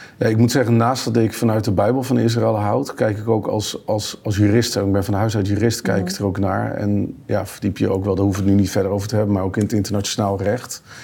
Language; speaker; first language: Dutch; native; Dutch